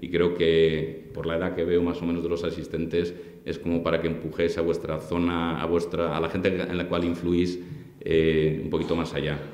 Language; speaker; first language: Spanish; native; Spanish